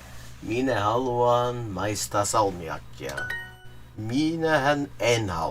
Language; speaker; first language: Finnish; non-native, learner; English